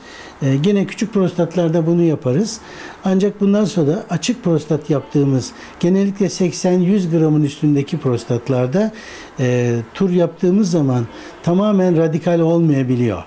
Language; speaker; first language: Turkish; native; Turkish